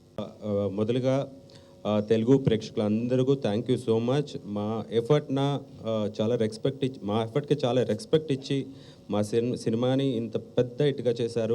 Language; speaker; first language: Telugu; non-native, learner; Kannada